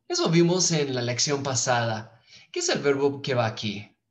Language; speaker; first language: Spanish; native; Spanish